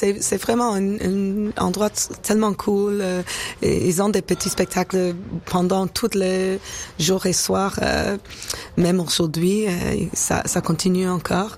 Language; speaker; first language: French; non-native, local second language; English